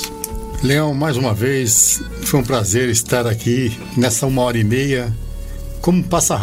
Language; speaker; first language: Portuguese; native; Portuguese